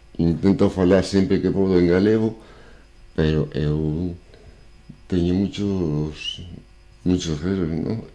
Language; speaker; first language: Galician; non-native, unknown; Spanish